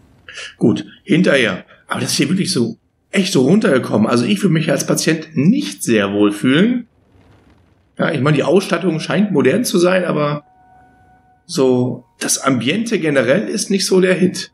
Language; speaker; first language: German; native; German